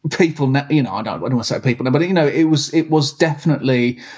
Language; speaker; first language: English; native; English